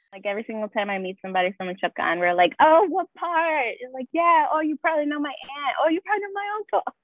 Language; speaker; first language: English; early bilingual, other home language; Spanish